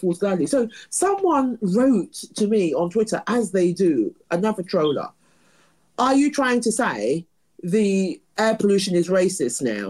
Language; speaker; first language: English; native; English